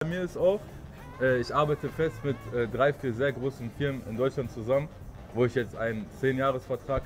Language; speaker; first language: German; early bilingual, other home language; Arabic